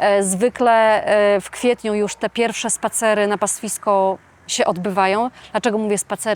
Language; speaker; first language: Polish; native; Polish